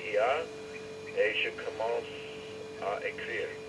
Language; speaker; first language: French; non-native, fluent; English